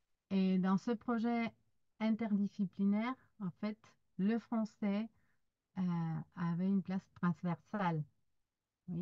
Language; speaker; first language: French; non-native, fluent; Spanish